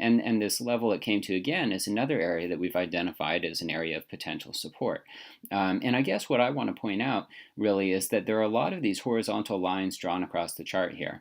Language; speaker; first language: English; native; English